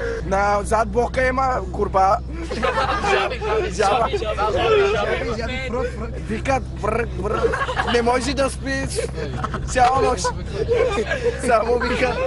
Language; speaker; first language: Bulgarian; non-native, local second language; Turkish